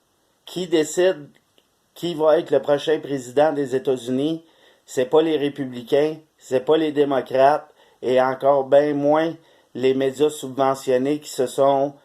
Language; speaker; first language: French; native; French